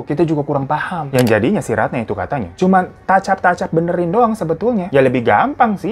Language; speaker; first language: Indonesian; native; Indonesian